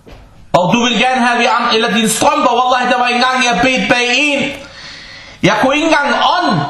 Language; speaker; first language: Danish; early bilingual, other home language; Arabic